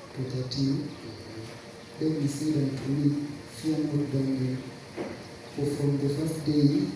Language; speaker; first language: English; non-native, local second language; Swahili